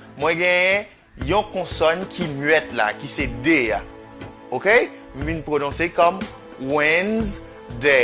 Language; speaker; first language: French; non-native, local second language; Haitian Creole